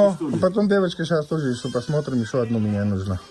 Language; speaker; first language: Russian; non-native, learner; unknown